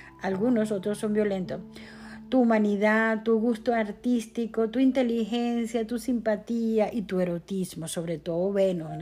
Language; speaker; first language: Spanish; native; Spanish